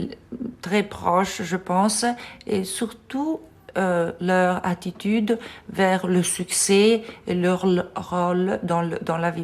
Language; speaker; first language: French; non-native, fluent; Italian